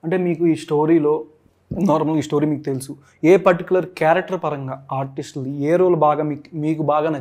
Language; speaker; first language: Telugu; native; Telugu